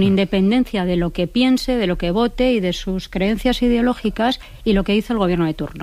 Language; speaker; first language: Spanish; native; Spanish